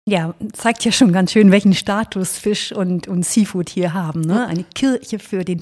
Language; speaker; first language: German; native; German